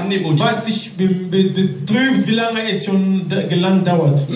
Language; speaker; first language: German; non-native, learner; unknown